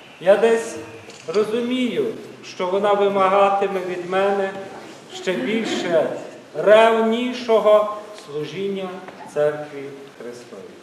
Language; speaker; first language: Ukrainian; native; Ukrainian